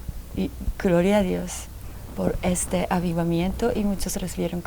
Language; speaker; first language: Spanish; non-native, fluent; Japanese